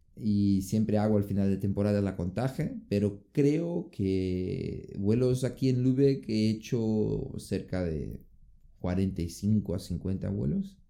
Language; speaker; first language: Spanish; non-native, fluent; Portuguese